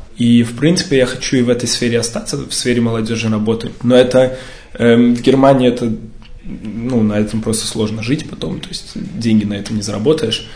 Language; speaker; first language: Russian; early bilingual, heritage; Russian